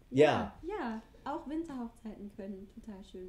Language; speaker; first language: German; native; German